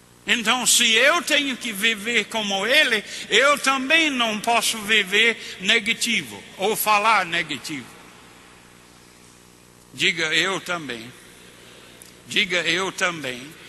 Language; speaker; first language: Portuguese; non-native, fluent; English